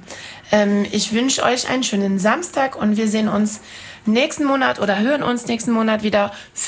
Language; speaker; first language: German; non-native, fluent; French